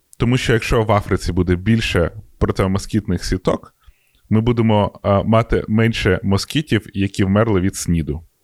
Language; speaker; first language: Ukrainian; non-native, local second language; Russian